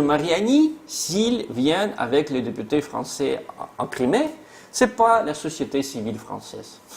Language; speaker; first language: French; non-native, fluent; Russian